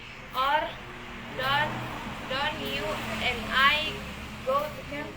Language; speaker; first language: English; non-native, learner; Indonesian